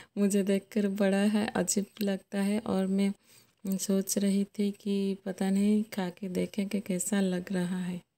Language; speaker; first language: Hindi; native; Hindi